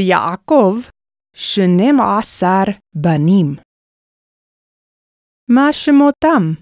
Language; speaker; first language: Hebrew; non-native, fluent; English